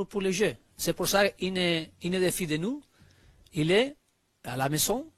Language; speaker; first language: French; non-native, learner; Spanish